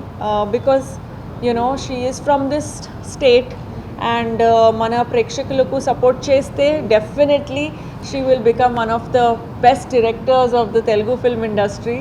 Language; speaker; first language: Telugu; non-native, fluent; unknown